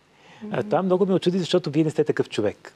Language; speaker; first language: Bulgarian; native; Bulgarian